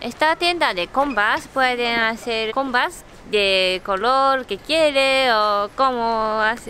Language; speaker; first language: Spanish; non-native, learner; Japanese